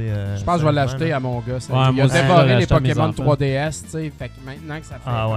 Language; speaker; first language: French; native; French